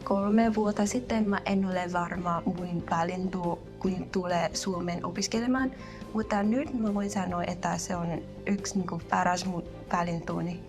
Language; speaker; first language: Finnish; non-native, learner; Vietnamese